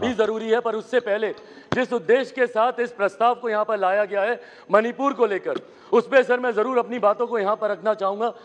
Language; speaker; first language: Hindi; native; Hindi